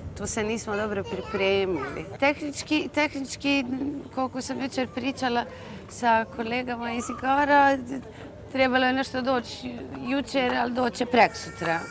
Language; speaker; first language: Croatian; native; Croatian